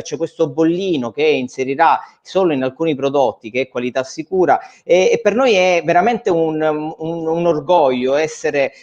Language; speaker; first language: Italian; native; Italian